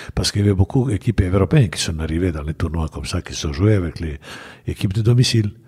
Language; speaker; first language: French; non-native, fluent; Bosnian